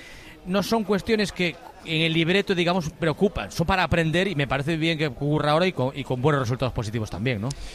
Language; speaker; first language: Spanish; native; Spanish